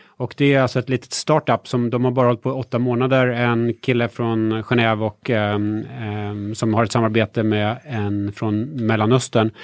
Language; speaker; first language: Swedish; native; Swedish